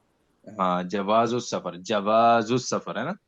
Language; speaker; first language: Hindi; native; Hindi